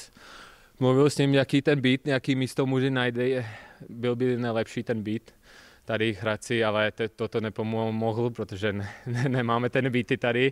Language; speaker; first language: Czech; non-native, learner; Latvian